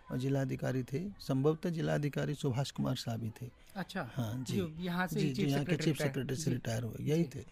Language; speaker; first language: Hindi; native; Hindi